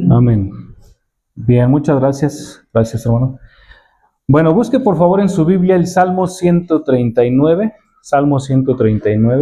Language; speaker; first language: Spanish; native; Spanish